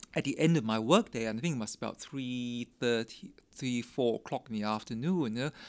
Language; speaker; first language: English; non-native, local second language; Min Nan Chinese